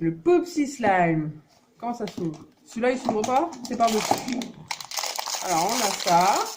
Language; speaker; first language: French; native; French